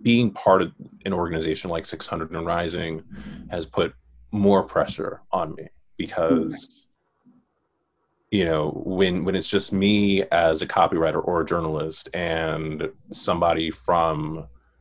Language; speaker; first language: English; native; English